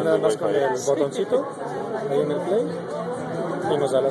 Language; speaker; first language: Spanish; native; Spanish